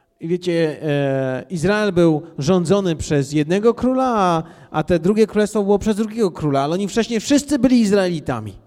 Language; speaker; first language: Polish; native; Polish